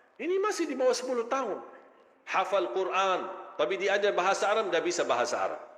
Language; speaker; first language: Malay; non-native, fluent; Arabic